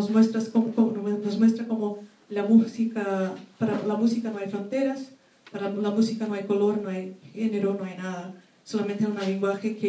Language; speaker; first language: Spanish; non-native, fluent; Portuguese